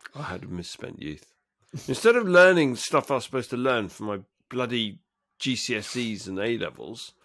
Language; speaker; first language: English; native; English